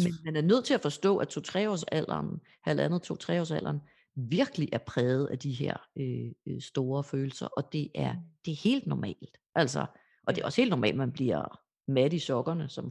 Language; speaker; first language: Danish; native; Danish